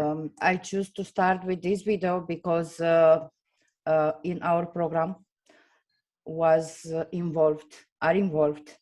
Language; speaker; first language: English; non-native, fluent; Romanian